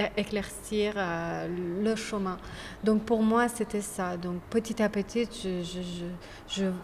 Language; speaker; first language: French; non-native, fluent; Persian